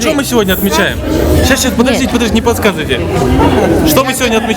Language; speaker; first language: Russian; native; Russian